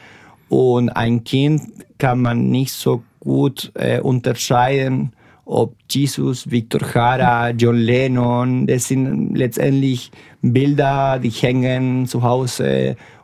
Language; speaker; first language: German; non-native, fluent; Spanish